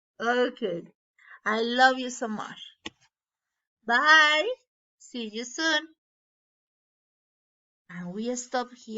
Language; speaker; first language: English; non-native, learner; Spanish